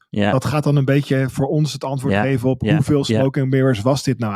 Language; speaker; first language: Dutch; native; Dutch